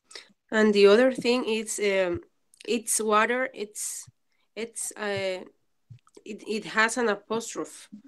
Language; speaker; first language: English; non-native, learner; Spanish